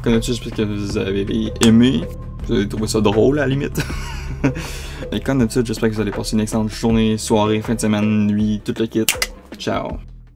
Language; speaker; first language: French; native; French